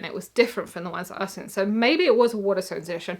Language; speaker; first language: English; native; English